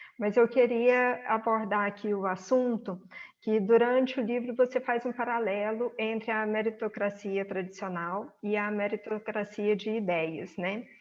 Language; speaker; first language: Portuguese; native; Portuguese